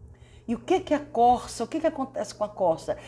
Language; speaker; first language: Portuguese; native; Portuguese